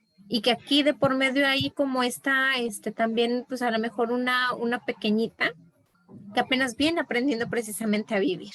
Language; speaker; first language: Spanish; native; Spanish